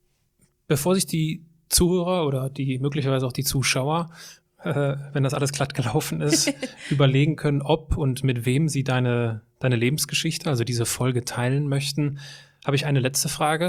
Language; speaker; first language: German; native; German